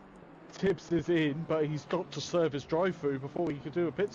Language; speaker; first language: English; native; English